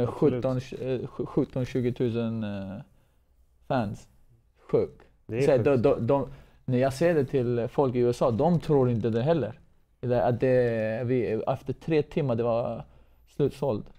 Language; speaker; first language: Swedish; non-native, fluent; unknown